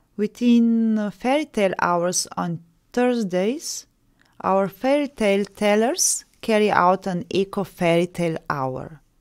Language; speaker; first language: English; non-native, fluent; Slovenian